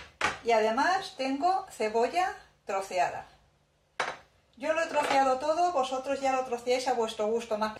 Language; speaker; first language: Spanish; native; Spanish